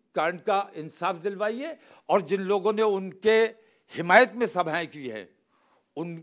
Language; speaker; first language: Hindi; native; Hindi